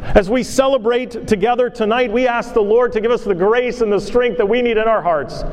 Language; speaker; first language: English; native; English